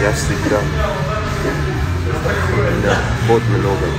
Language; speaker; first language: Russian; non-native, learner; Persian